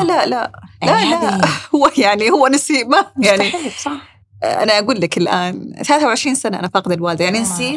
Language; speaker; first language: Arabic; native; Arabic